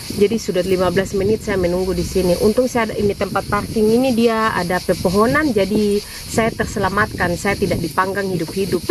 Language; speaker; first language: Indonesian; native; Indonesian